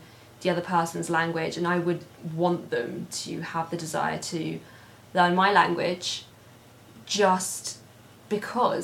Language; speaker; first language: English; native; English